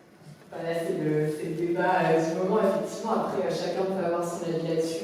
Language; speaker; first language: French; native; French